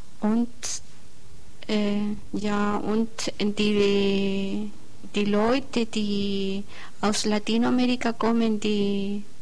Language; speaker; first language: German; non-native, learner; Spanish